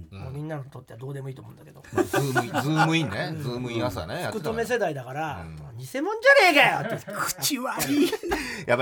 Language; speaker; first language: Japanese; native; Japanese